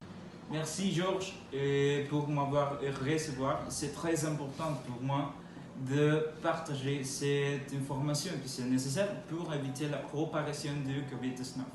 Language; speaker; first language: French; non-native, learner; Spanish